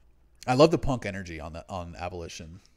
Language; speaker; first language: English; native; English